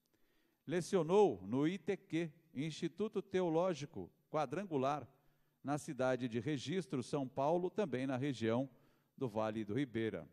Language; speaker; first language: Portuguese; native; Portuguese